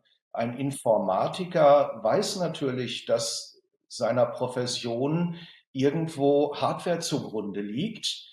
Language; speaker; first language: German; native; German